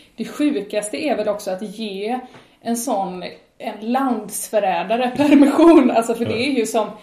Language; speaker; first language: Swedish; native; Swedish